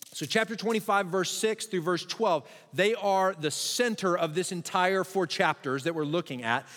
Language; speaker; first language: English; native; English